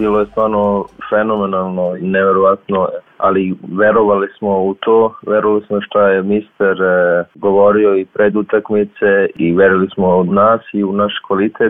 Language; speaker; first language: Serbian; early bilingual, heritage; Serbian